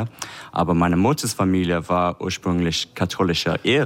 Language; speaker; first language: German; non-native, fluent; English